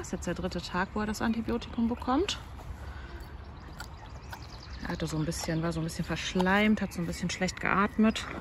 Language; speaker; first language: German; native; German